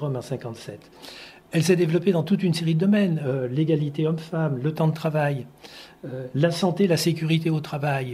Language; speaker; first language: French; native; French